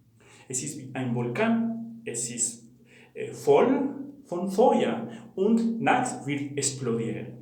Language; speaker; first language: German; non-native, fluent; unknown